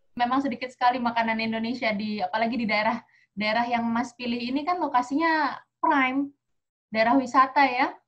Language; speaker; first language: Indonesian; native; Indonesian